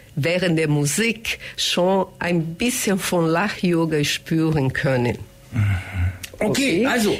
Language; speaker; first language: German; non-native, fluent; Portuguese